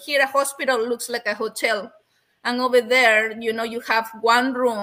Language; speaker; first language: English; non-native, fluent; Spanish